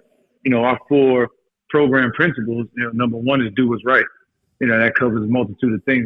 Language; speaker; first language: English; native; English